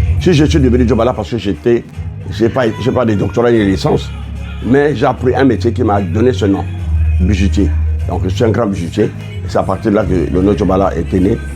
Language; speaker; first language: French; non-native, local second language; Lingala